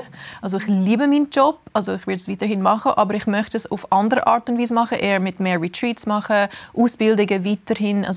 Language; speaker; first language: German; early bilingual, heritage; English